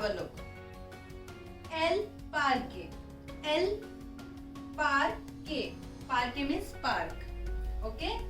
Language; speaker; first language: Spanish; non-native, fluent; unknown